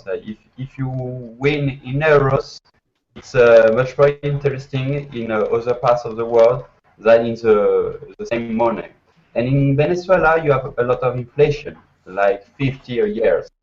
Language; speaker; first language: English; non-native, learner; French